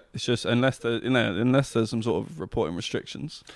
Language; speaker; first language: English; native; English